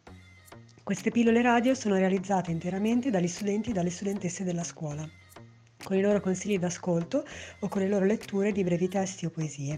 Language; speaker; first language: Italian; native; Italian